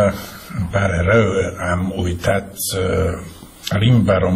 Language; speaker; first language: Romanian; non-native, fluent; Czech